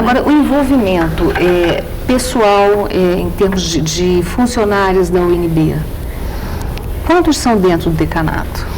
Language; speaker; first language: Portuguese; native; Portuguese